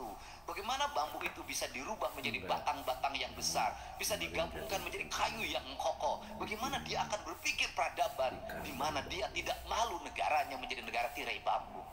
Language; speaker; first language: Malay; non-native, local second language; Sundanese